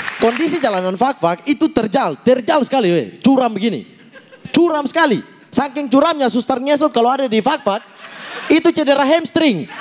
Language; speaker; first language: Indonesian; native; Indonesian